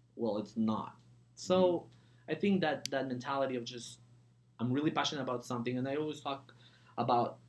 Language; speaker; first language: English; early bilingual, other home language; Spanish